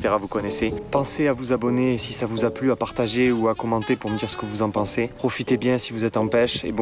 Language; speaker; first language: French; native; French